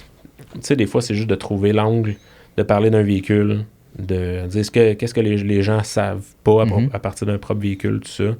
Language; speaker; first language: French; native; French